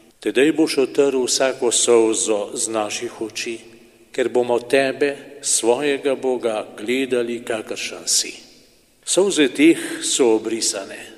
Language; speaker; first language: Slovenian; native; Slovenian